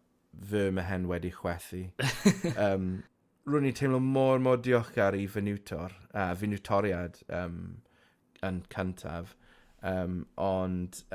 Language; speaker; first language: Welsh; non-native, local second language; English